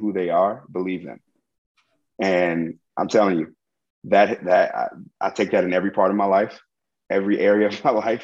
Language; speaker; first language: English; native; English